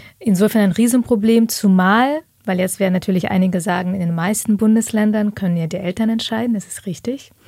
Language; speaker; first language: German; early bilingual, other home language; Russian